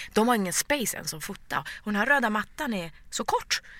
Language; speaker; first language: Swedish; early bilingual, other home language; Persian